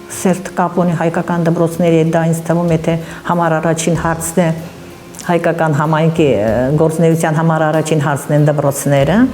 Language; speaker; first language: Armenian; early bilingual, heritage; Armenian